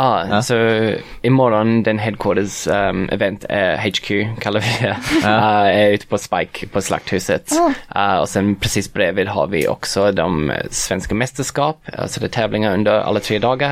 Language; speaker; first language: Swedish; non-native, fluent; English